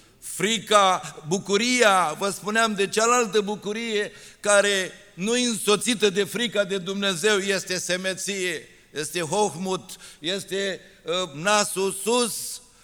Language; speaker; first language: Romanian; native; Romanian